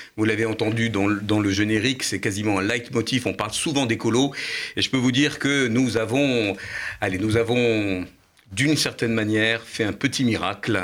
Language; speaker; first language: French; native; French